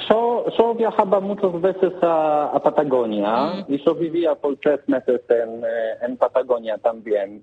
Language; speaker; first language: Spanish; non-native, learner; Polish